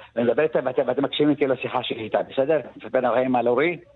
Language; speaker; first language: Hebrew; early bilingual, other home language; Arabic